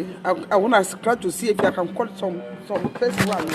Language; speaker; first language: English; non-native, learner; French